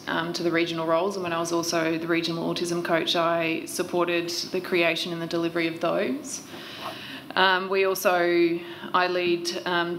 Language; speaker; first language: English; native; English